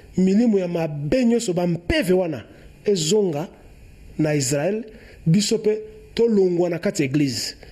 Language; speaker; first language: Lingala; non-native, local second language; Luba-Lulua